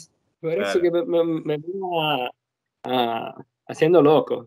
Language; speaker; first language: Spanish; non-native, learner; Italian